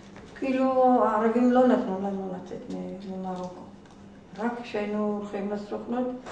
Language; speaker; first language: Hebrew; non-native, fluent; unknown